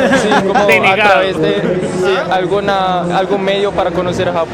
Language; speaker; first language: Spanish; non-native, learner; Japanese